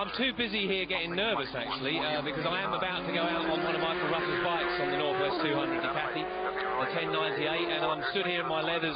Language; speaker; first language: English; native; English